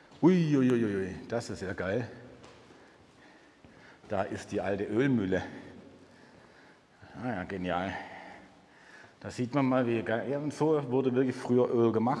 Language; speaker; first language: German; native; German